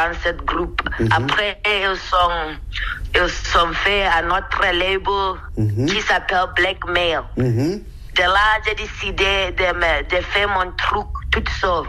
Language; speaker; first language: French; non-native, learner; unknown